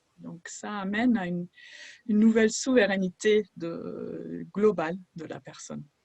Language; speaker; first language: French; non-native, fluent; German